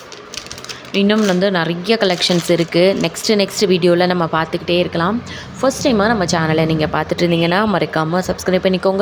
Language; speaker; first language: Tamil; native; Tamil